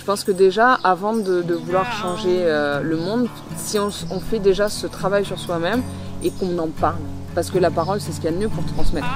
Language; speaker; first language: French; native; French